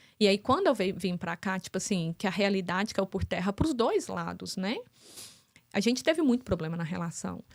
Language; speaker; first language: Portuguese; native; Portuguese